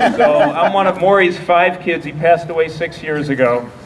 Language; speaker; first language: English; native; English